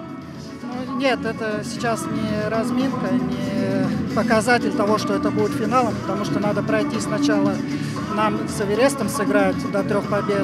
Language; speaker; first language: Russian; native; Russian